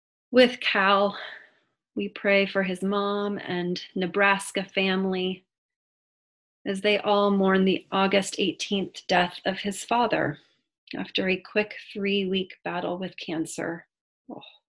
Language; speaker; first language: English; native; English